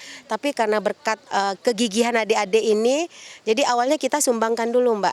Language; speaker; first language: Indonesian; native; Indonesian